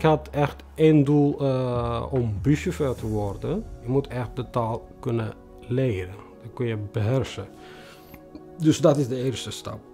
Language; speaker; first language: Dutch; non-native, fluent; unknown